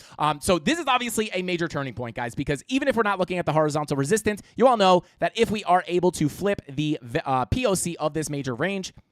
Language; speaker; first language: English; native; English